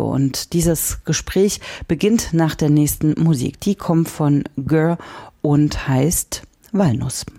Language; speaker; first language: German; native; German